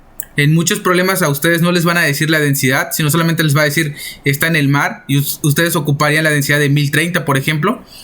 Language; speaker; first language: Spanish; native; Spanish